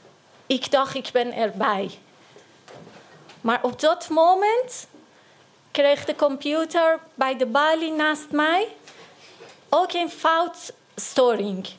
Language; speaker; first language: Dutch; non-native, learner; Persian